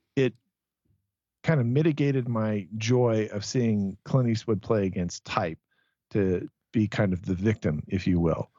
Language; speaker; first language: English; native; English